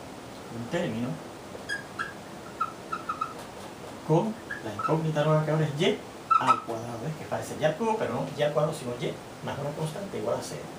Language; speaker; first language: Spanish; native; Spanish